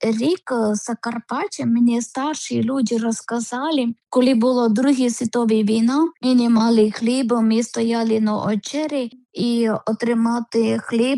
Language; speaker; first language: Ukrainian; non-native, learner; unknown